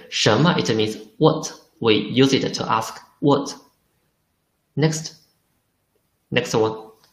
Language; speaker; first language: English; non-native, fluent; Chinese